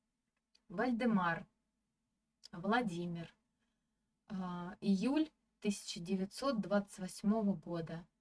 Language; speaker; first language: Russian; native; Russian